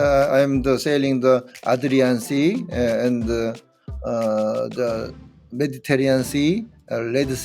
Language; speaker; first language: English; non-native, learner; Korean